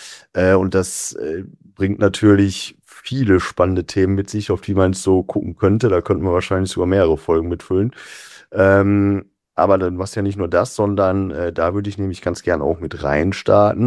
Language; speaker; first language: German; native; German